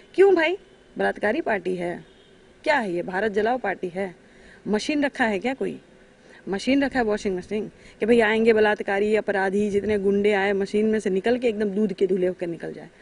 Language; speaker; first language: Hindi; native; Hindi